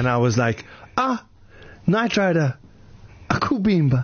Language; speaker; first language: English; native; English